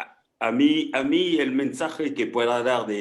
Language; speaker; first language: Spanish; non-native, fluent; French